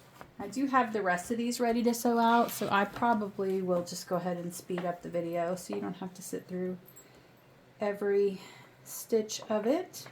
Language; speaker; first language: English; native; English